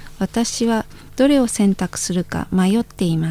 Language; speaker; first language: Japanese; non-native, fluent; Indonesian